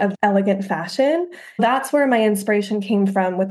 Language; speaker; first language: English; native; English